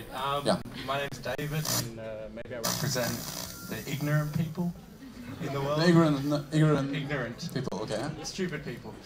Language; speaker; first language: English; native; English